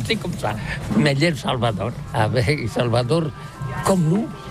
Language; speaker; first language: French; non-native, local second language; Catalan